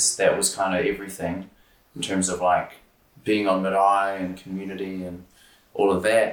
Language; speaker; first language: English; native; English